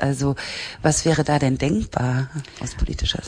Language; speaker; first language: German; native; German